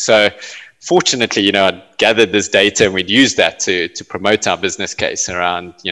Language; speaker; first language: English; native; English